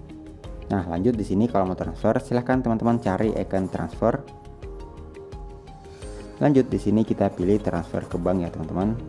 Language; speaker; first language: Indonesian; native; Indonesian